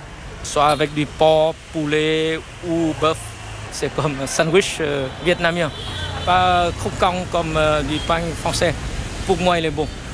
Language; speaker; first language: French; non-native, fluent; Vietnamese